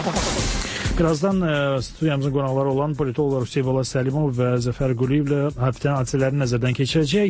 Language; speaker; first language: Azerbaijani; native; Azerbaijani